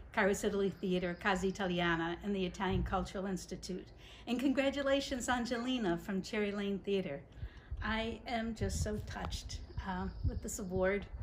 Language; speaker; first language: English; native; English